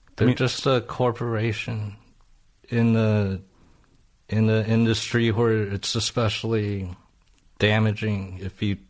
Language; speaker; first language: English; native; English